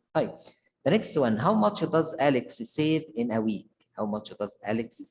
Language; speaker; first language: English; non-native, fluent; Arabic